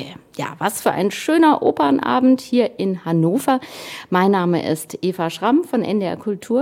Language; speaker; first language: German; native; German